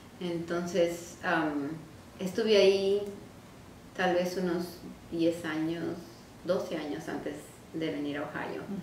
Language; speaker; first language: Spanish; native; Spanish